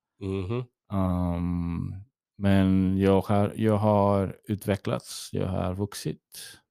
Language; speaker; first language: Swedish; early bilingual, heritage; English